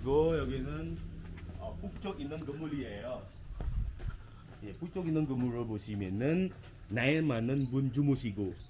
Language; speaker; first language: Korean; non-native, fluent; Indonesian